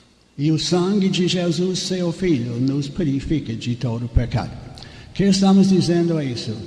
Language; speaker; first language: Portuguese; non-native, fluent; English